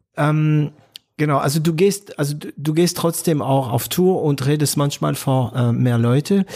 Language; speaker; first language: German; non-native, fluent; French